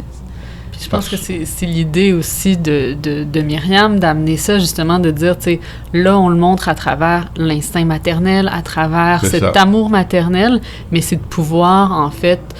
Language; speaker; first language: French; native; French